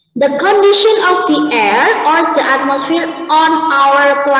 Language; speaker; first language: English; non-native, learner; Indonesian